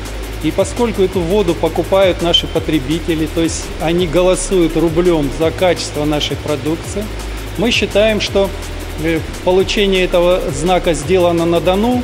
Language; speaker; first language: Russian; native; Russian